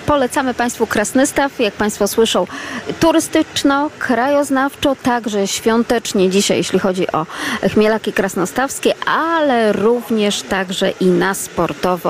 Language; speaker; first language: Polish; native; Polish